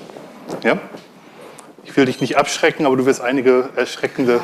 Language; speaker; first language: German; native; German